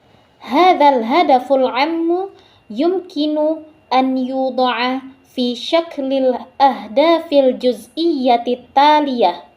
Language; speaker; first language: Arabic; non-native, learner; Indonesian